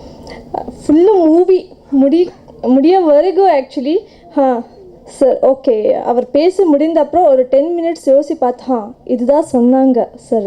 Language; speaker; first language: Tamil; non-native, learner; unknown